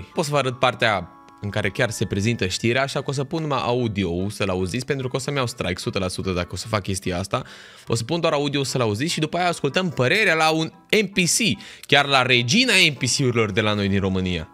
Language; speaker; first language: Romanian; native; Romanian